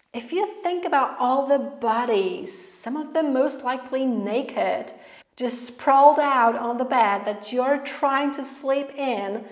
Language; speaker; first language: English; non-native, fluent; Polish